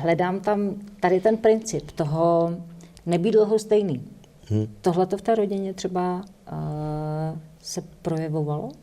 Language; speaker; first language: Czech; native; Czech